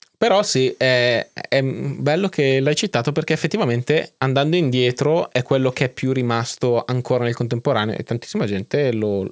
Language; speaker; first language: Italian; native; Italian